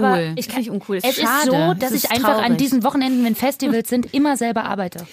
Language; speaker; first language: German; native; German